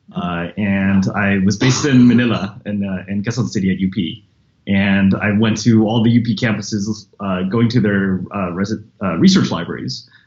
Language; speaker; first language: English; native; English